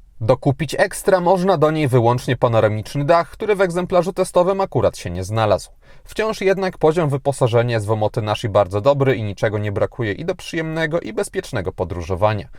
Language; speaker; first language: Polish; native; Polish